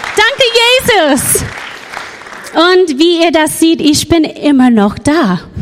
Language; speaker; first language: German; non-native, fluent; English